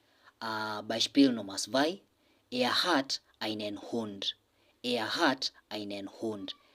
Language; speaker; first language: German; non-native, fluent; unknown